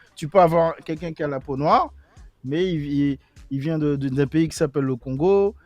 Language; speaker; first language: French; native; French